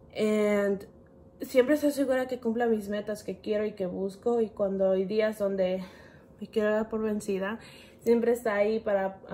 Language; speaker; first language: Spanish; early bilingual, heritage; Spanish